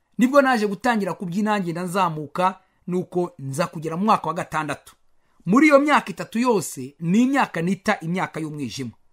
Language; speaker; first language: Kinyarwanda; native; Kinyarwanda